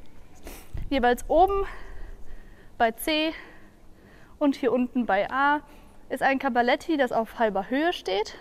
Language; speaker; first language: German; native; German